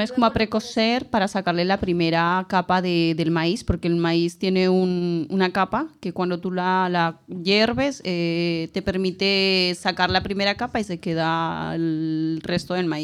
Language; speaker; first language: Spanish; native; Spanish